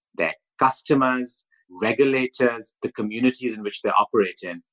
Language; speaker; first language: English; non-native, local second language; Urdu